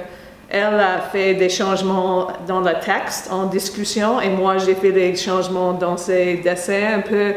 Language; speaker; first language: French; non-native, fluent; English